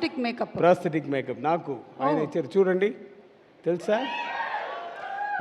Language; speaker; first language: Telugu; non-native, learner; Tamil